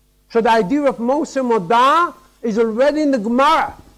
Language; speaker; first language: English; non-native, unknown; Hebrew